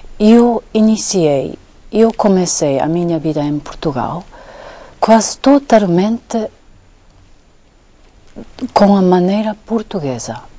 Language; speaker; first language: Portuguese; non-native, fluent; Japanese